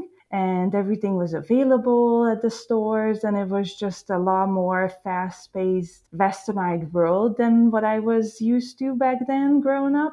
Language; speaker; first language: English; non-native, fluent; Hungarian